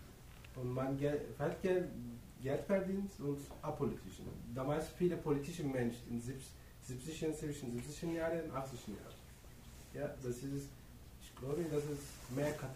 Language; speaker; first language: German; non-native, learner; Turkish